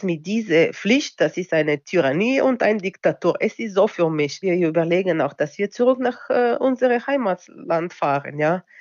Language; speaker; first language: German; non-native, local second language; Bulgarian